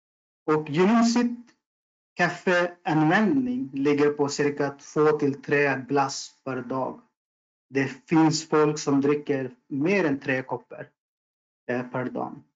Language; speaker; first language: Swedish; non-native, fluent; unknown